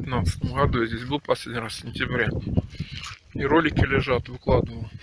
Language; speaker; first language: Russian; native; Russian